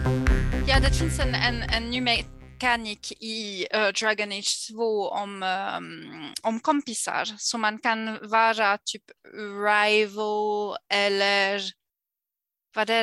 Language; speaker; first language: Swedish; non-native, fluent; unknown